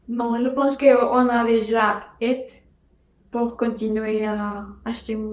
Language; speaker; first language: French; non-native, learner; Spanish